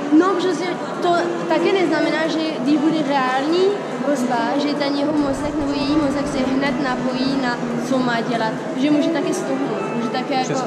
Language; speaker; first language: Czech; non-native, fluent; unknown